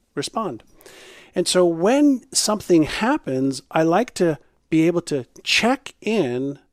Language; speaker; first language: English; non-native, fluent; Hebrew